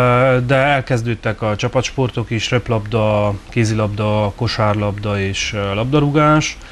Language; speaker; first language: Hungarian; native; Hungarian